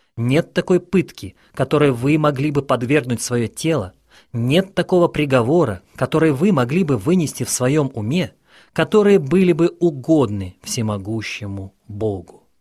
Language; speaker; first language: Russian; non-native, local second language; Ukrainian